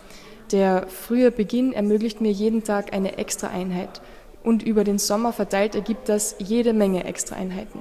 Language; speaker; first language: German; native; German